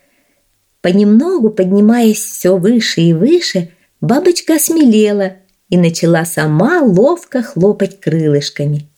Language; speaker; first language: Russian; native; Russian